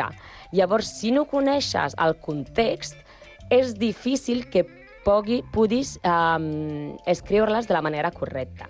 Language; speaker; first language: Catalan; non-native, learner; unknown